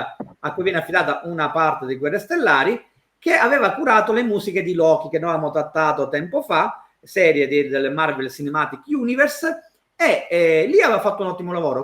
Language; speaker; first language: Italian; native; Italian